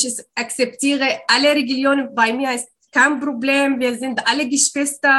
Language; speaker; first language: German; non-native, learner; Arabic